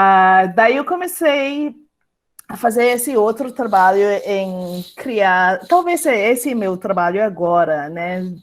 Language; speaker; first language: Portuguese; non-native, fluent; English